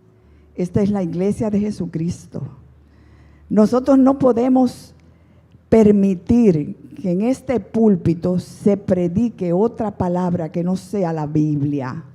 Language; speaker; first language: Spanish; native; Spanish